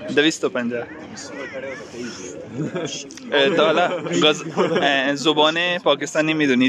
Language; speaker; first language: Persian; non-native, learner; Urdu